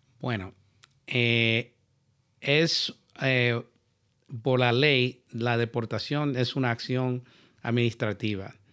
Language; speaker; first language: Spanish; early bilingual, heritage; Spanish